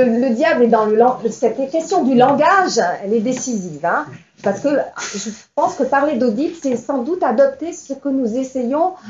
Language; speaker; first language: French; native; French